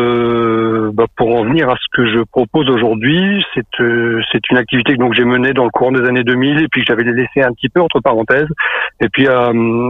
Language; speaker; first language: French; native; French